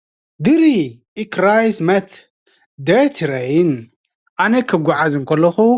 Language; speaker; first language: Dutch; non-native, fluent; Tigrinya